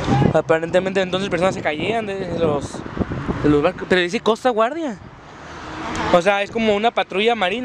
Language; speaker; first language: Spanish; native; Spanish